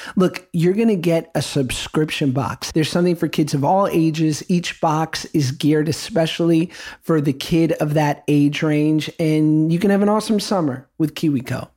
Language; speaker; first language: English; native; English